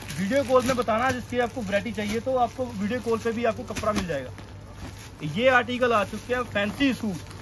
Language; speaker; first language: Hindi; non-native, local second language; Punjabi